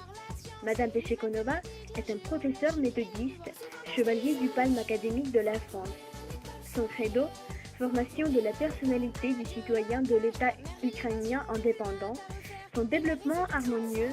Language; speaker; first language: French; non-native, fluent; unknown